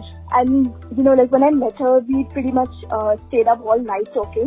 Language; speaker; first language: English; non-native, local second language; Hindi